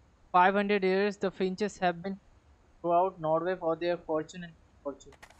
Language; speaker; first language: English; non-native, local second language; Hindi